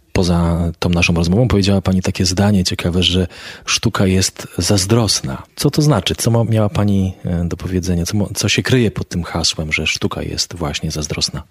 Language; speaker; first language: Polish; native; Polish